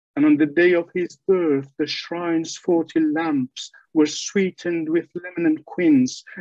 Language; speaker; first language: English; non-native, fluent; Persian